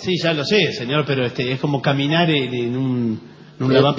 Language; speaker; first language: Spanish; native; Spanish